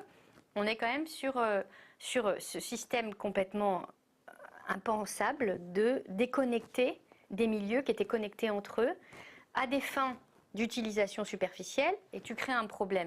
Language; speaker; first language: French; native; French